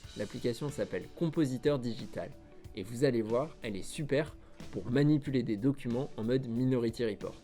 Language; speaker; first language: French; native; French